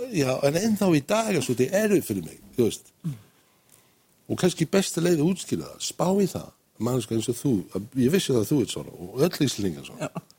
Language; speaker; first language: Icelandic; non-native, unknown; English